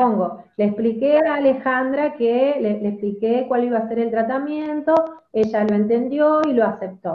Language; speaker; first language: Spanish; native; Spanish